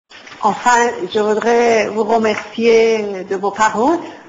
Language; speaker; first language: French; non-native, fluent; Persian